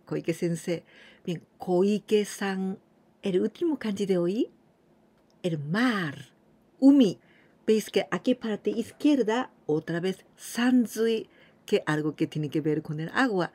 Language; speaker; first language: Spanish; non-native, fluent; Japanese